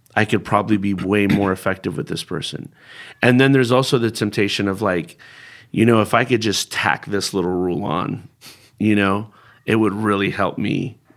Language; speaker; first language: English; early bilingual, other home language; Spanish